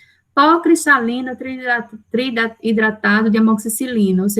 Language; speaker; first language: Portuguese; native; Portuguese